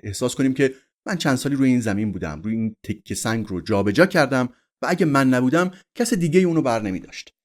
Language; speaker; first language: Persian; native; Persian